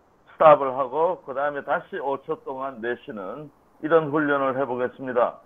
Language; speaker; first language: Korean; native; Korean